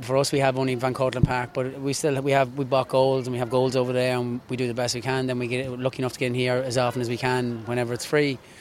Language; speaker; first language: English; native; English